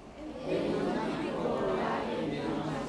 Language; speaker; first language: Italian; non-native, learner; Chinese